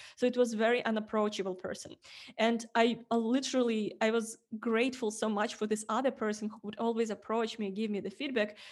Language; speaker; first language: English; non-native, fluent; Ukrainian